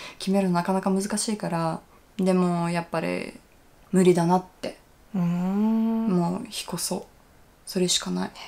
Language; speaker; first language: Japanese; non-native, fluent; Russian